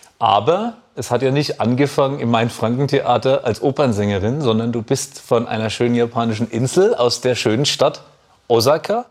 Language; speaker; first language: German; native; German